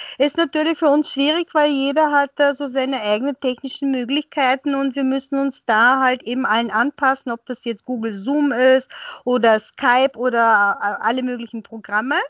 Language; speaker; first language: German; early bilingual, other home language; Bulgarian